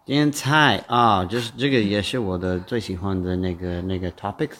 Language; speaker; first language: Chinese; non-native, learner; English